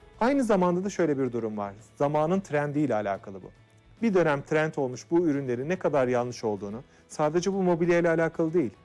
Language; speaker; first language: Turkish; native; Turkish